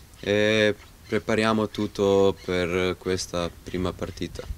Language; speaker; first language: Italian; non-native, learner; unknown